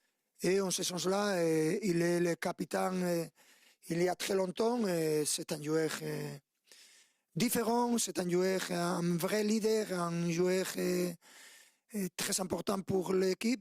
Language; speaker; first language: French; non-native, fluent; Spanish